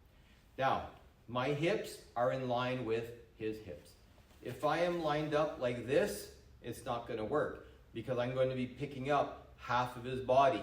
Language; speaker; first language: English; native; English